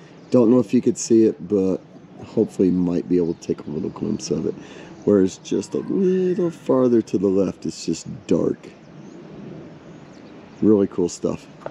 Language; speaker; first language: English; native; English